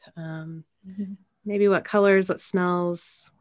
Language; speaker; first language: English; native; English